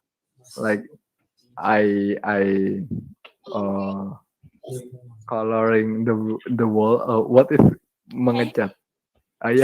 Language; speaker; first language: English; non-native, learner; Indonesian